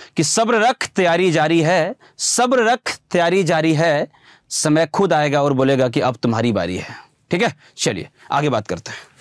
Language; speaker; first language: Hindi; native; Hindi